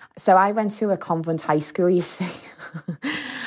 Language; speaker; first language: English; native; English